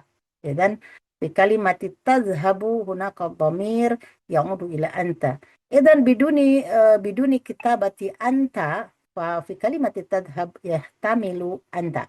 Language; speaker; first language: Arabic; non-native, fluent; Indonesian